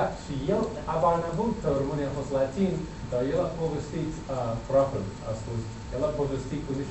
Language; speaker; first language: Romanian; non-native, learner; English